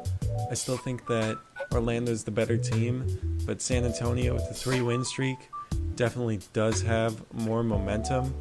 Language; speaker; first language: English; native; English